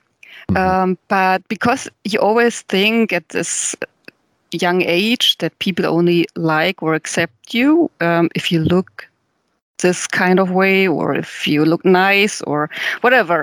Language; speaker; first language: English; non-native, fluent; German